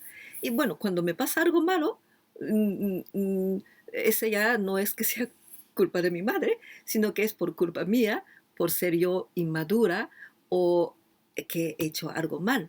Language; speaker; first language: Spanish; non-native, fluent; Japanese